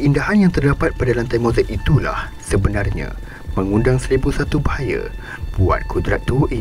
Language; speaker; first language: Malay; native; Malay